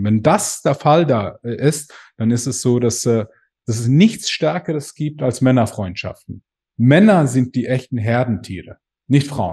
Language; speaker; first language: German; native; German